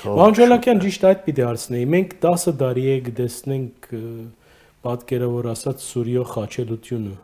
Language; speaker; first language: Armenian; native; Armenian